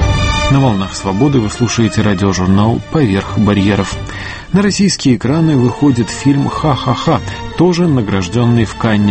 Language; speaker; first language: Russian; native; Russian